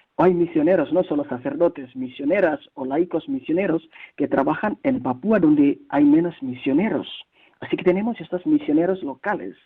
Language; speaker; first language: Spanish; non-native, fluent; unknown